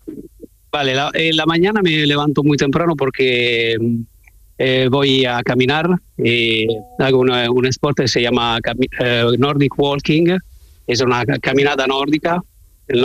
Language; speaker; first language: Spanish; non-native, learner; Italian